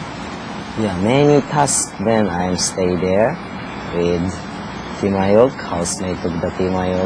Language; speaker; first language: English; non-native, learner; Japanese